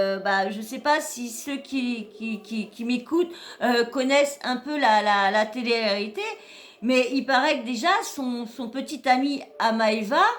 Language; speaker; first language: French; native; French